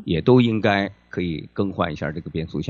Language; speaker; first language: Chinese; native; Chinese